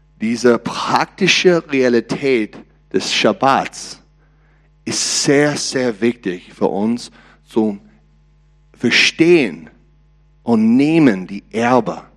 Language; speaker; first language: German; non-native, learner; English